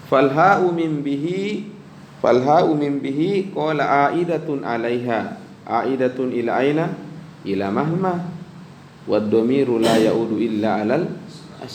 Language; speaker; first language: Arabic; non-native, fluent; Indonesian